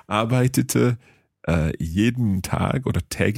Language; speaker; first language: German; non-native, learner; English